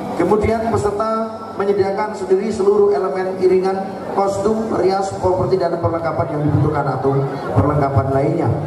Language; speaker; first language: Indonesian; non-native, local second language; Javanese